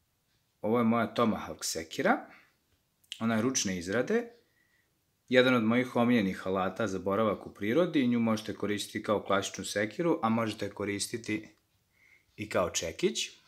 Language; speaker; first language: Serbian; native; Serbian